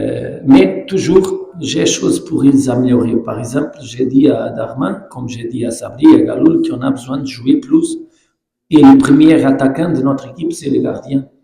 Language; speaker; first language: French; non-native, learner; Portuguese